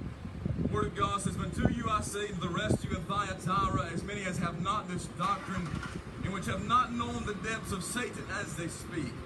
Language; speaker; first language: English; native; English